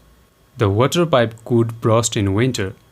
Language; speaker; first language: English; non-native, local second language; Nepali